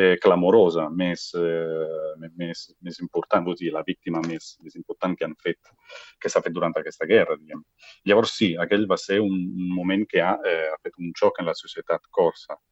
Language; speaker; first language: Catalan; non-native, local second language; Italian